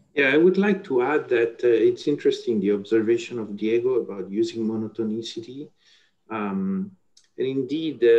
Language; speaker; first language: English; non-native, fluent; Italian